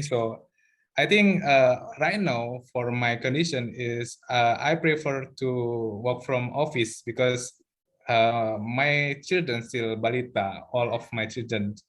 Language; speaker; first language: English; non-native, learner; Indonesian